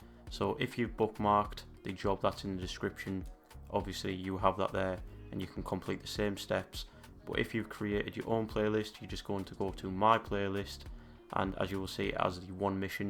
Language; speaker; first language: English; native; English